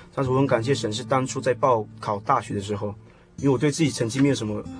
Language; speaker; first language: Chinese; native; Chinese